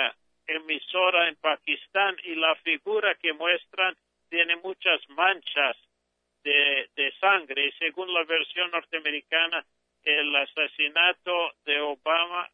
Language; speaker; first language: Spanish; non-native, fluent; English